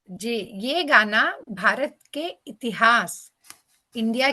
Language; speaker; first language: Hindi; native; Hindi